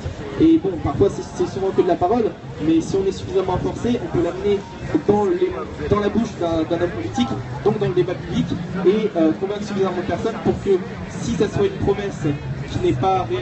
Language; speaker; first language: French; native; French